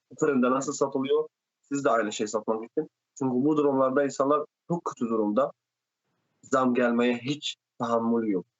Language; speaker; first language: Turkish; non-native, fluent; Arabic